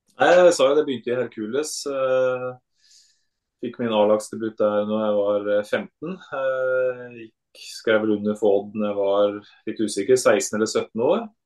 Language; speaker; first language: Norwegian; native; Norwegian